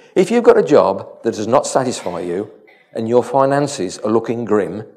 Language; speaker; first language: English; native; English